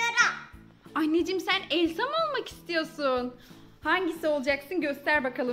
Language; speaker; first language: Turkish; native; Turkish